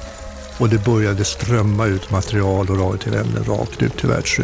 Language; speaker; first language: Swedish; native; Swedish